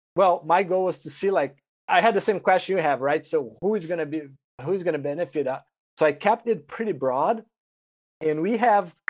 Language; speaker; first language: English; non-native, fluent; Portuguese